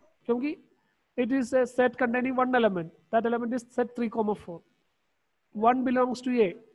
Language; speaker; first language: English; non-native, local second language; Malayalam